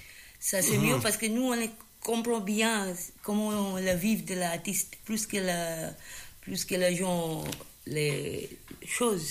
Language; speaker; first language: French; non-native, fluent; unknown